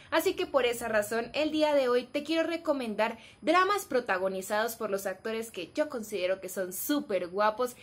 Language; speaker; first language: Spanish; native; Spanish